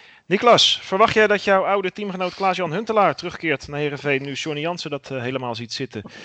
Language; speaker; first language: Dutch; native; Dutch